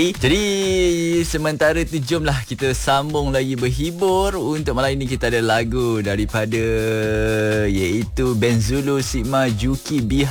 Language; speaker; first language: Malay; native; Malay